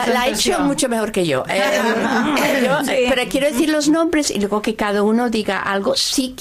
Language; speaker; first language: Spanish; non-native, local second language; Catalan